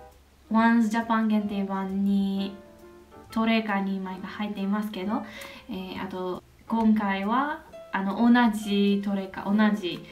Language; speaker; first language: Japanese; non-native, learner; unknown